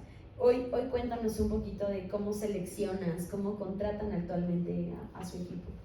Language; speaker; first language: Spanish; native; Spanish